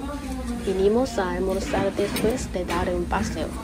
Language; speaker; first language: Spanish; non-native, learner; Korean